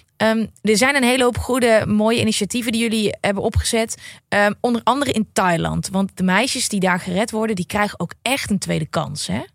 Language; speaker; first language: Dutch; native; Dutch